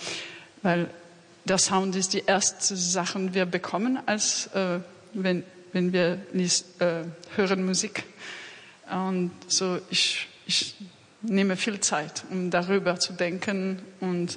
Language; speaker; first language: German; non-native, learner; French